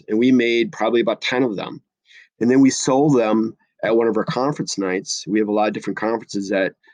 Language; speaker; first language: English; native; English